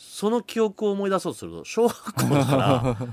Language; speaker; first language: Japanese; native; Japanese